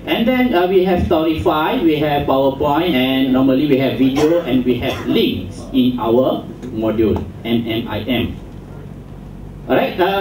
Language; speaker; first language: English; non-native, local second language; Malay